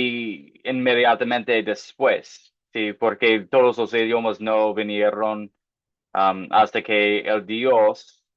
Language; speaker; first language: Spanish; non-native, fluent; English